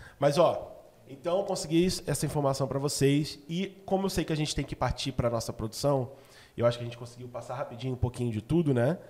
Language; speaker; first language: Portuguese; native; Portuguese